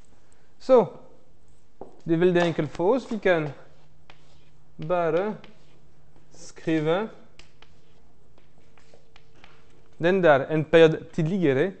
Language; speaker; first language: Norwegian; non-native, fluent; French